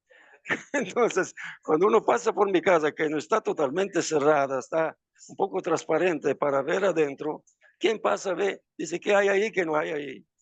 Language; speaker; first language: Spanish; non-native, fluent; Italian